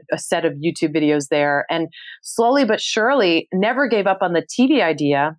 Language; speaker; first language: English; native; English